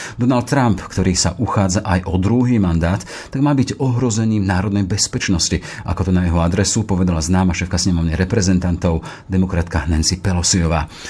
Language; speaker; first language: Slovak; native; Slovak